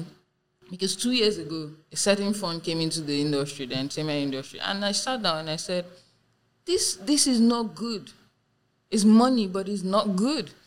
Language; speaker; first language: English; non-native, local second language; Yoruba